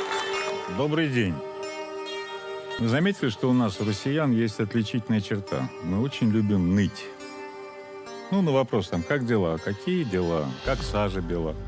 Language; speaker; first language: Russian; native; Russian